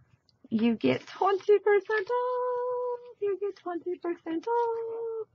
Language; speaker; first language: English; native; English